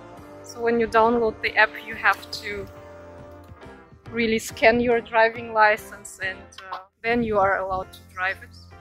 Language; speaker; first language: English; non-native, learner; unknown